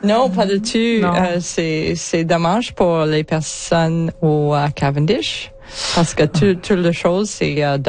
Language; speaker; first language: French; non-native, learner; English